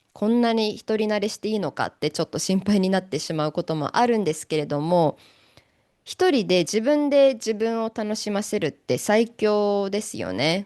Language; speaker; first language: Japanese; native; Japanese